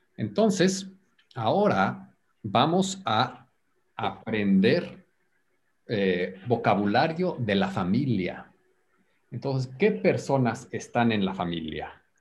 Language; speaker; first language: Spanish; native; Spanish